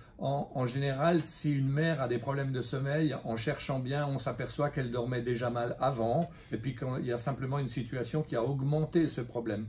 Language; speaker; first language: French; native; French